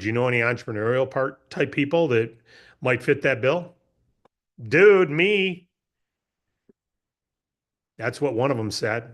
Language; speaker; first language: English; native; English